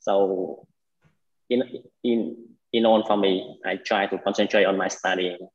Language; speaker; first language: English; non-native, learner; Vietnamese